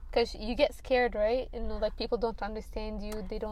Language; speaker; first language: English; early bilingual, other home language; Arabic